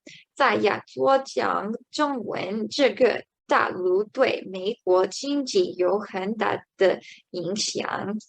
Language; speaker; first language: Chinese; non-native, learner; English